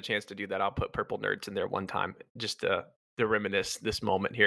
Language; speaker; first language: English; native; English